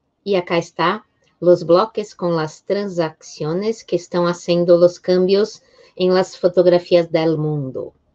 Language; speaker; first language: Spanish; non-native, fluent; Portuguese